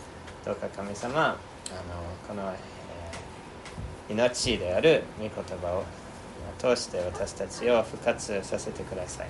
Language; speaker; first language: Japanese; non-native, fluent; English